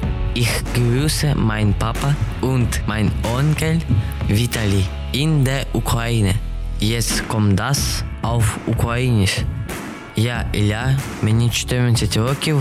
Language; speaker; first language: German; non-native, learner; Ukrainian